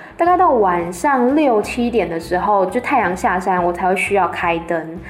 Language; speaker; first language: Chinese; native; Chinese